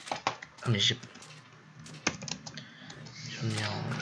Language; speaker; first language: French; native; French